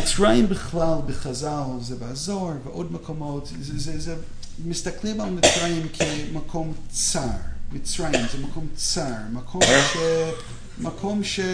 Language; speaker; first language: Hebrew; non-native, fluent; English